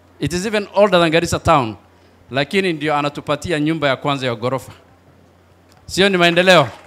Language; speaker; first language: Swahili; non-native, local second language; Somali